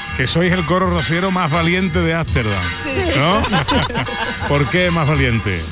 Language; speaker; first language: Spanish; native; Spanish